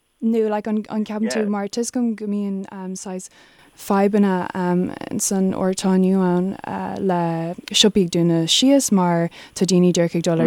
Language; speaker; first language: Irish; non-native, local second language; English